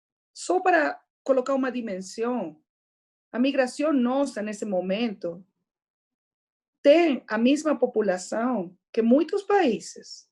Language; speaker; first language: Portuguese; non-native, fluent; Spanish